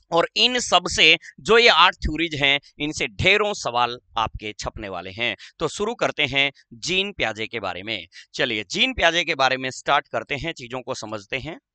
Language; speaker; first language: Hindi; native; Hindi